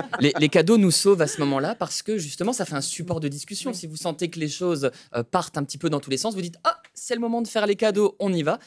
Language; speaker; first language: French; native; French